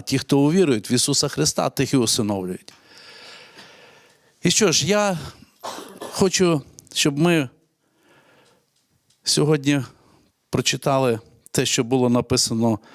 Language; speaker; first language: Ukrainian; native; Ukrainian